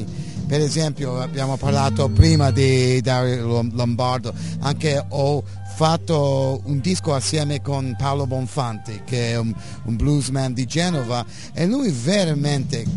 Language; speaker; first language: Italian; non-native, fluent; English